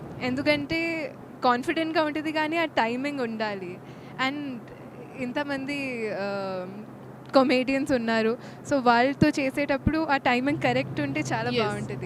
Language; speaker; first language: Telugu; non-native, fluent; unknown